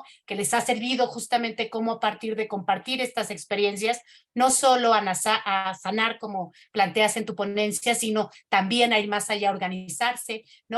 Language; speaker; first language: Spanish; native; Spanish